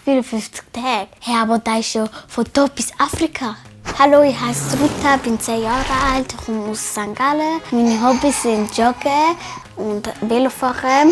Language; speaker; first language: German; early bilingual, other home language; Tigrinya